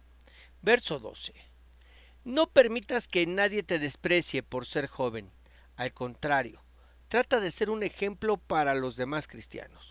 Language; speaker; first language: Spanish; native; Spanish